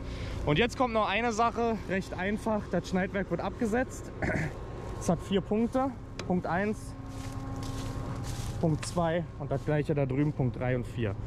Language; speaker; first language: German; native; German